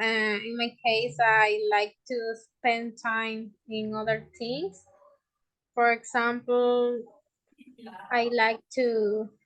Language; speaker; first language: English; non-native, learner; Spanish